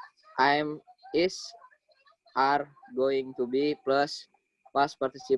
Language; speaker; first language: English; non-native, learner; Indonesian